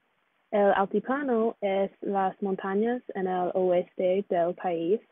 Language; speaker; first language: Spanish; non-native, learner; English